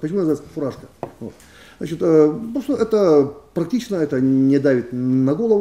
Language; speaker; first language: Russian; native; Russian